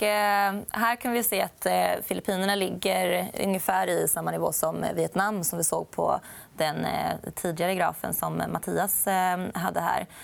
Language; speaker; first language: Swedish; native; Swedish